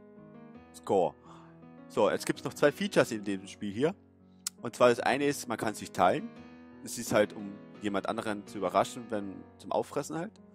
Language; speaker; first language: German; native; German